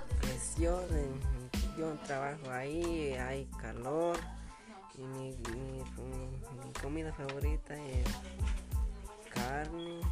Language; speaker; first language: Spanish; non-native, local second language; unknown